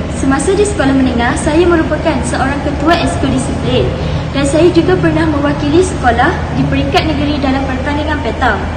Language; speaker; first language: Malay; native; Malay